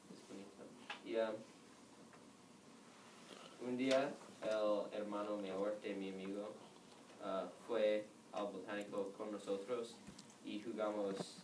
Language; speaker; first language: Spanish; non-native, learner; English